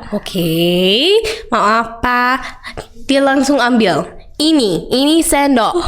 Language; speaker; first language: Indonesian; non-native, learner; English